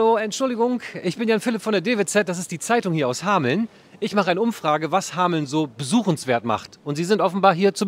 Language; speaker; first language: German; native; German